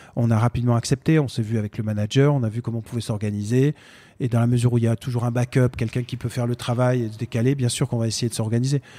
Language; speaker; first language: French; native; French